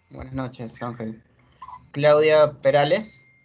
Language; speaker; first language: Spanish; native; Spanish